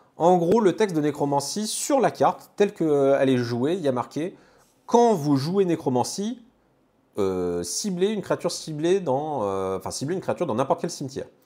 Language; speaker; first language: French; native; French